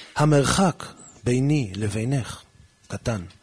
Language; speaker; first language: Hebrew; early bilingual, heritage; Hebrew